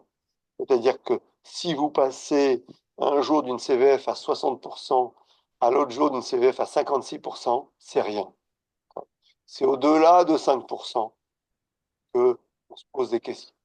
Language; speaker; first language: French; native; French